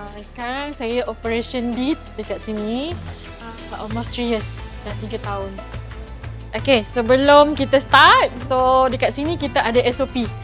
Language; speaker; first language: Malay; native; Malay